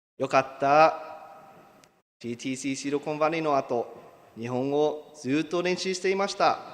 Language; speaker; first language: Japanese; non-native, learner; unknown